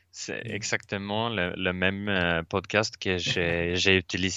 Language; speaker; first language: French; non-native, learner; Swedish